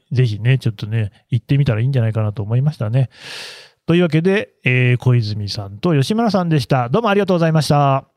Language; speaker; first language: Japanese; native; Japanese